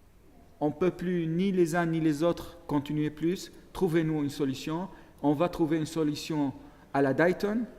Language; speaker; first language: French; non-native, fluent; Arabic